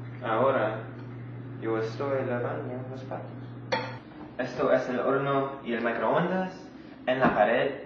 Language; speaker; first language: Spanish; non-native, learner; English